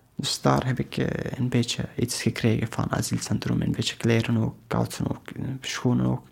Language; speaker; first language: Dutch; non-native, learner; Persian